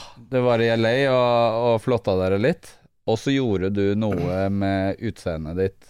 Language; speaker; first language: Norwegian; native; Norwegian